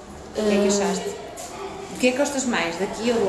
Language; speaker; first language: Portuguese; native; Portuguese